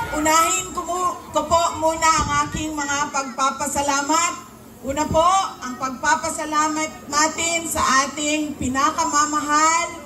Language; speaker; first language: Filipino; non-native, local second language; Cebuano